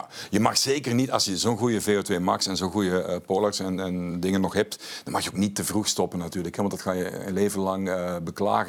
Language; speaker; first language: Dutch; native; Dutch